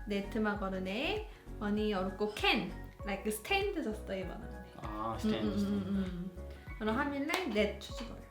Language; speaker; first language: Nepali; non-native, learner; Korean